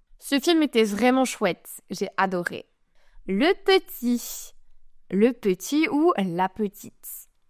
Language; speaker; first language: French; native; French